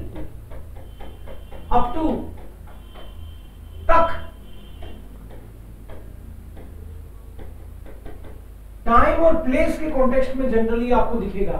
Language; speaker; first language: Hindi; native; Hindi